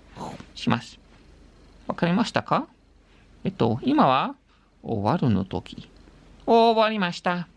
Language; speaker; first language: Japanese; non-native, learner; English